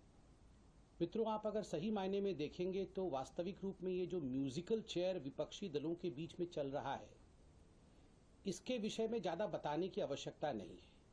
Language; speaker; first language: Hindi; native; Hindi